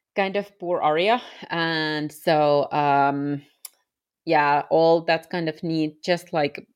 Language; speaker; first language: English; non-native, fluent; Finnish